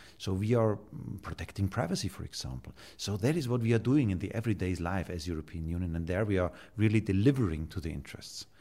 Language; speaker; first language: English; non-native, fluent; German